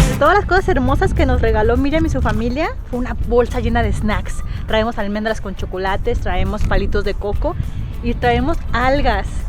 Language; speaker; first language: Spanish; native; Spanish